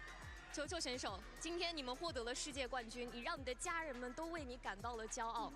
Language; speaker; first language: Chinese; native; Chinese